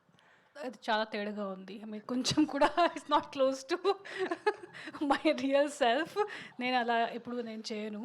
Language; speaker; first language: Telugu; non-native, learner; Hindi